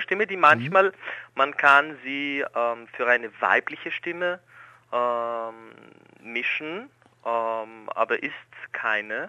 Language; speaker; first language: German; non-native, fluent; Greek